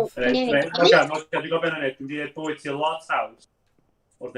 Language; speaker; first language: Welsh; native; Welsh